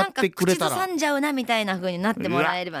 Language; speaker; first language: Japanese; native; Japanese